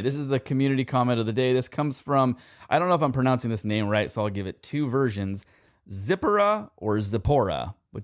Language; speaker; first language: English; native; English